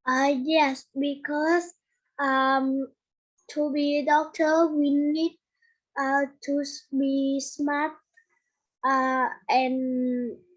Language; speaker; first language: English; non-native, learner; Vietnamese